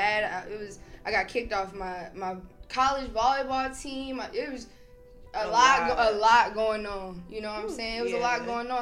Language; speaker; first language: English; native; English